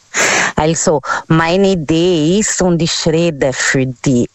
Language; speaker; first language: German; non-native, learner; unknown